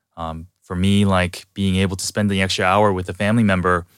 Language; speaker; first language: English; early bilingual, other home language; Korean